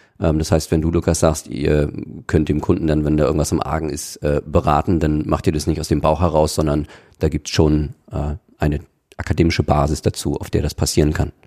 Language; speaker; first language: German; native; German